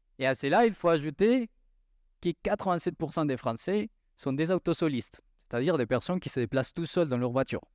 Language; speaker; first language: French; non-native, fluent; Spanish